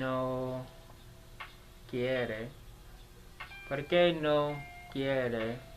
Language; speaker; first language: Spanish; non-native, learner; English